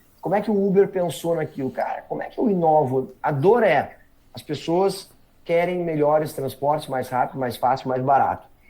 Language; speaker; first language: Portuguese; native; Portuguese